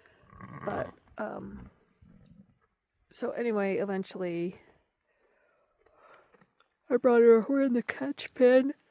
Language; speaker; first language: English; native; English